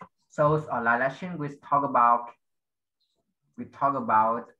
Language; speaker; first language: English; non-native, fluent; Vietnamese